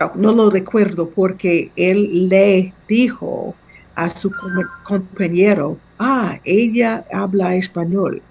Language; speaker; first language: Spanish; non-native, learner; English